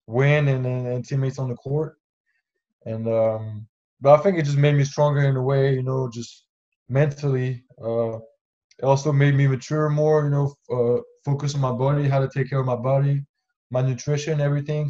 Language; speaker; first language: English; non-native, fluent; French